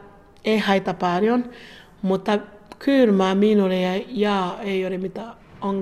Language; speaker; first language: Finnish; non-native, learner; Kinyarwanda